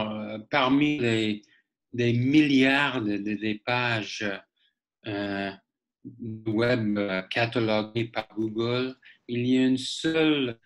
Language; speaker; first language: French; non-native, fluent; English